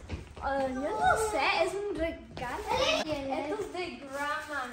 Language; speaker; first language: Spanish; early bilingual, other home language; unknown